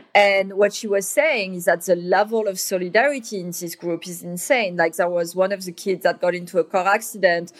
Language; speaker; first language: English; non-native, fluent; French